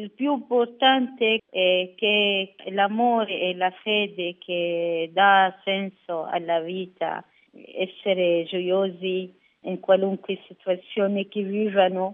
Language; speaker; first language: Italian; non-native, learner; Arabic